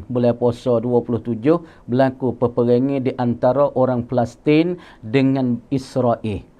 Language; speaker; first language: Malay; native; Malay